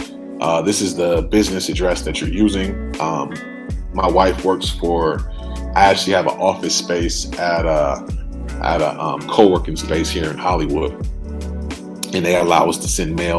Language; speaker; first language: English; native; English